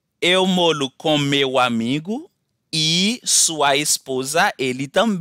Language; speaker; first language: Portuguese; non-native, fluent; Haitian Creole